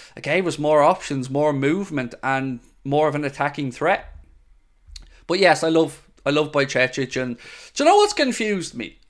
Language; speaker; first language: English; native; English